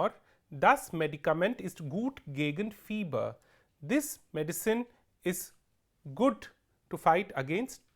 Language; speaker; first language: German; non-native, fluent; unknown